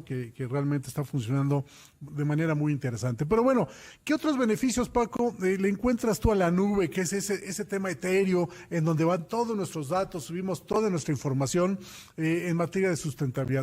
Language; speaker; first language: Spanish; native; Spanish